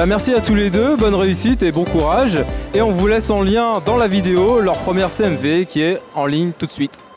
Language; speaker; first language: French; native; French